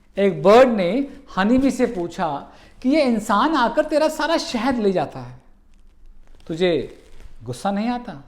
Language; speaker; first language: Hindi; native; Hindi